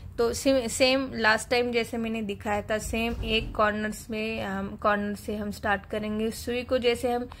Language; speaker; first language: Hindi; non-native, local second language; Marathi